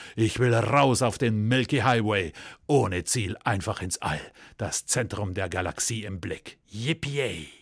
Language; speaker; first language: German; native; German